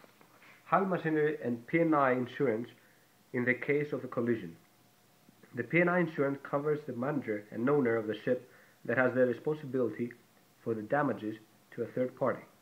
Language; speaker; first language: English; non-native, fluent; Greek